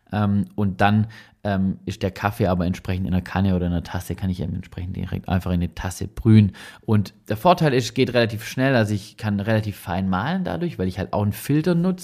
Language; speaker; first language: German; native; German